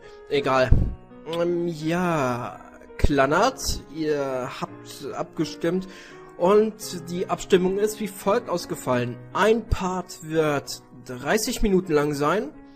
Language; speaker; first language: German; native; German